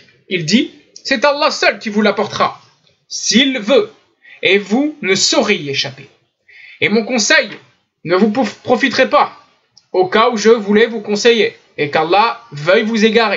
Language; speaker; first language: French; native; French